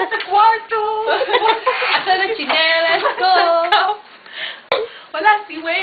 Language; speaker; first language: Filipino; non-native, learner; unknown